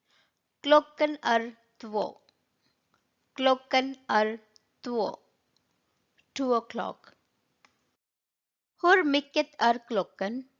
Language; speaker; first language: Swedish; non-native, learner; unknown